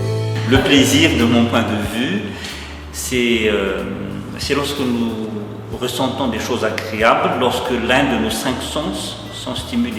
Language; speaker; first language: French; non-native, local second language; Malagasy